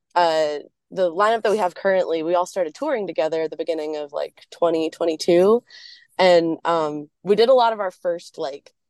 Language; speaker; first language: English; native; English